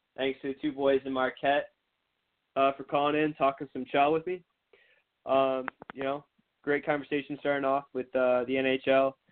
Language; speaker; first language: English; native; English